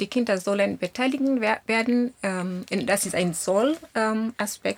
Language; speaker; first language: German; non-native, fluent; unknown